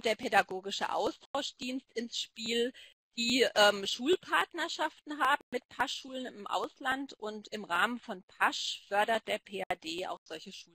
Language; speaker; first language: German; native; German